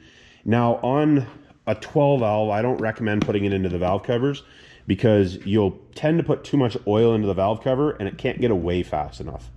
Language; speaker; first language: English; native; English